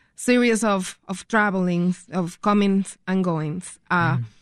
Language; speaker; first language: English; non-native, fluent; Spanish